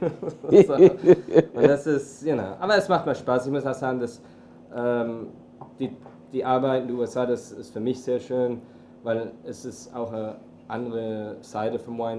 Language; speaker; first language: German; early bilingual, heritage; English